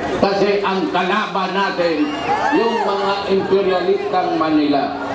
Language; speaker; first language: Filipino; non-native, local second language; Cebuano